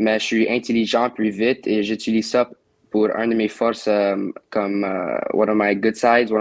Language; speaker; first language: French; non-native, local second language; English